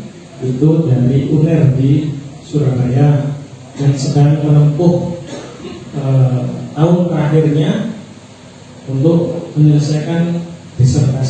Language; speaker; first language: Indonesian; native; Indonesian